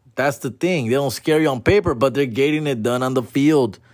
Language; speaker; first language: English; early bilingual, other home language; Spanish